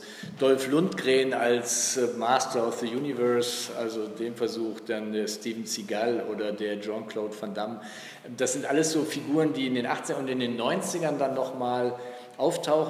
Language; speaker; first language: German; native; German